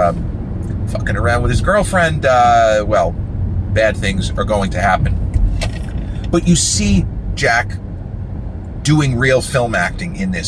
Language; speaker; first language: English; native; English